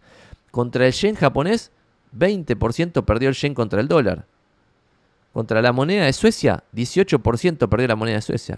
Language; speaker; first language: Spanish; native; Spanish